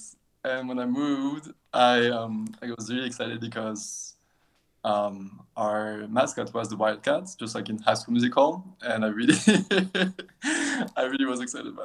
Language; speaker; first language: English; non-native, fluent; French